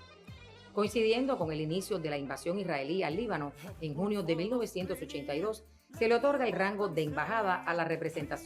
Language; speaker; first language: Spanish; native; Spanish